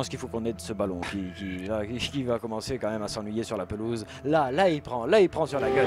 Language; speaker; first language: French; native; French